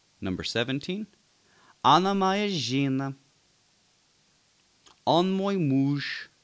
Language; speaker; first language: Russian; non-native, learner; English